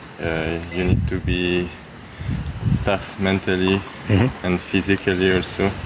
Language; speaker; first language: English; non-native, learner; French